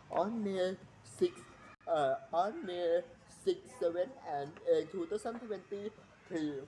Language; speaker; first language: English; non-native, learner; Thai